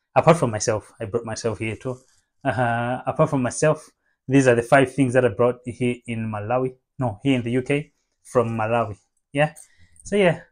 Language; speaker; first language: English; non-native, local second language; Nyanja